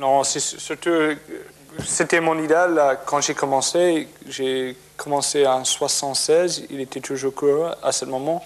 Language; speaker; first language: French; non-native, fluent; English